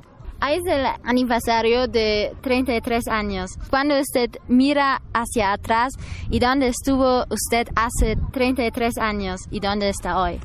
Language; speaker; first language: Spanish; non-native, learner; German